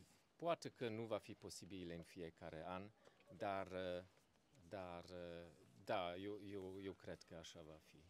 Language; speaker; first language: Romanian; non-native, fluent; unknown